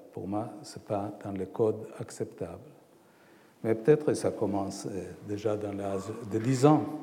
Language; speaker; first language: French; non-native, fluent; Hebrew